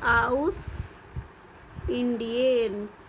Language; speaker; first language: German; non-native, fluent; Hindi